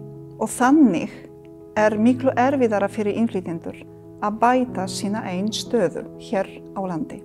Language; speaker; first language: Icelandic; non-native, fluent; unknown